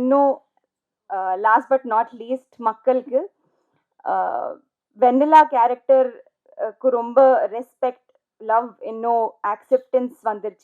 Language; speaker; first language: Tamil; non-native, learner; Telugu